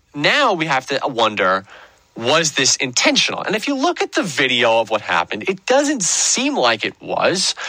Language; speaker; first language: English; native; English